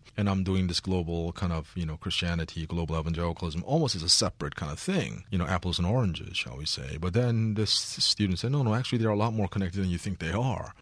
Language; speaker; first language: English; non-native, fluent; Korean